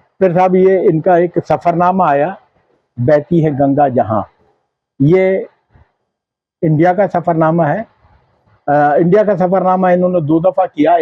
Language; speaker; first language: Urdu; native; Urdu